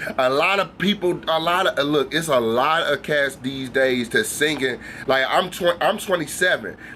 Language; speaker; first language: English; native; English